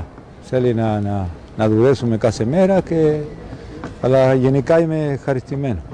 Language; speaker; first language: Greek; non-native, learner; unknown